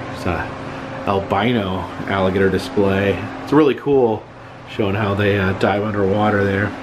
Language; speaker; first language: English; native; English